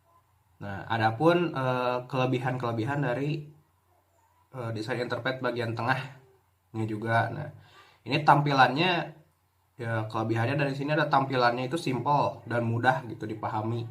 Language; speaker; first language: Indonesian; native; Indonesian